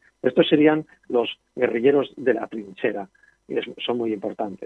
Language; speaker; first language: Spanish; native; Spanish